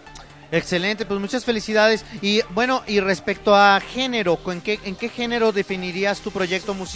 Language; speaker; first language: Spanish; native; Spanish